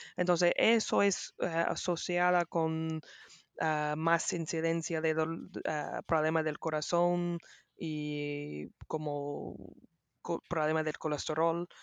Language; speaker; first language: Spanish; non-native, learner; English